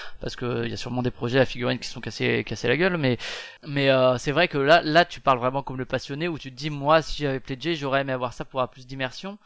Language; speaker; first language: French; native; French